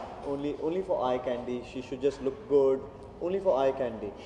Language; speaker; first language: Hindi; native; Hindi